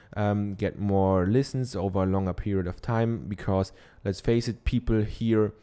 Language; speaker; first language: English; non-native, fluent; German